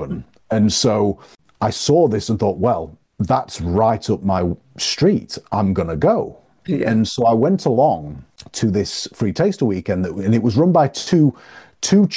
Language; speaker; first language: English; native; English